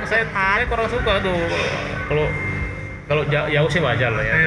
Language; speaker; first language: Indonesian; native; Indonesian